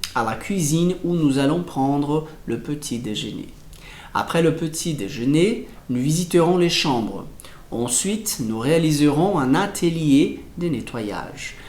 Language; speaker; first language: French; non-native, fluent; Portuguese